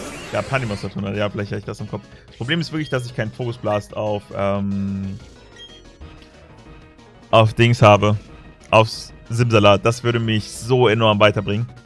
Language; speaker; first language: German; native; German